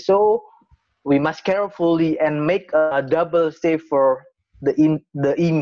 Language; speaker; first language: English; non-native, learner; Indonesian